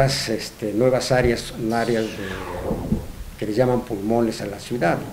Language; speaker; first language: Spanish; native; Spanish